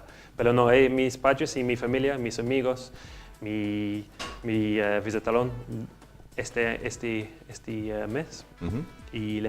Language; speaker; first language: Spanish; non-native, learner; English